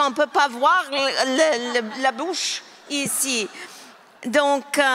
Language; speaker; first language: French; non-native, local second language; English